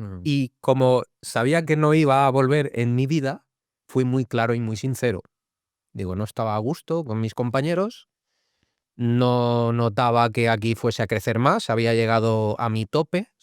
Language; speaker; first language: Spanish; native; Spanish